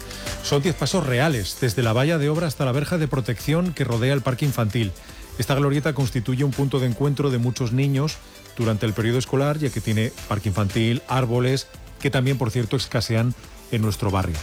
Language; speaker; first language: Spanish; native; Spanish